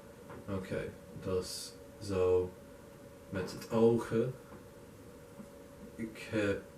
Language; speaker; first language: Dutch; non-native, learner; English